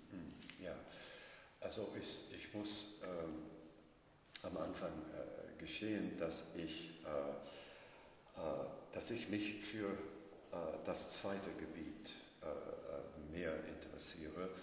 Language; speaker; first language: German; non-native, fluent; English